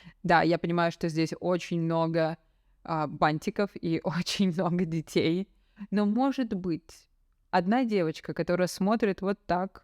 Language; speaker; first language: Russian; native; Russian